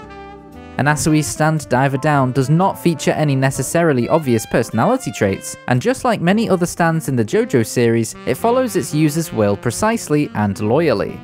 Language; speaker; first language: English; native; English